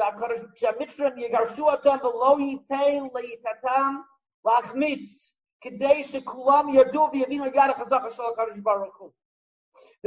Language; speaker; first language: Hebrew; non-native, fluent; English